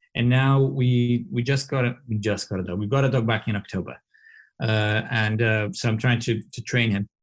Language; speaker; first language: English; non-native, fluent; Portuguese